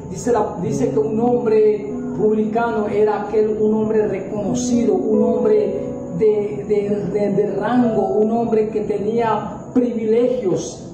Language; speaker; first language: Spanish; native; Spanish